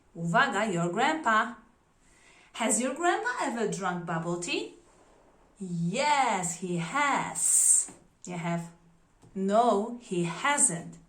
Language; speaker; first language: English; non-native, fluent; Polish